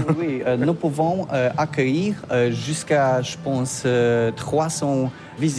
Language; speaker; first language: French; non-native, learner; Polish